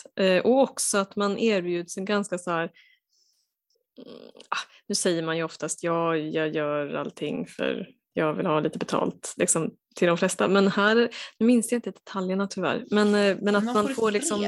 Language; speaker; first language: Swedish; native; Swedish